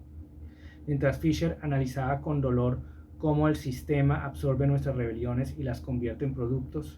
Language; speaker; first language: Spanish; native; Spanish